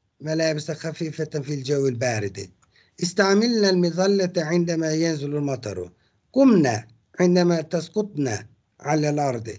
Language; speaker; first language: Arabic; non-native, fluent; Turkish